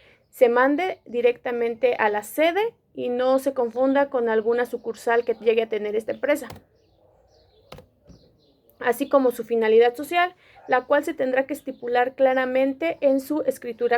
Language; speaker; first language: Spanish; native; Spanish